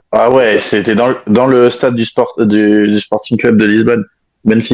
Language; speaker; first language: French; native; French